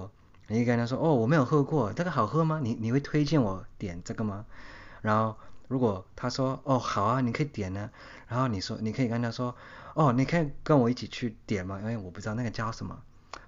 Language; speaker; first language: Chinese; early bilingual, heritage; English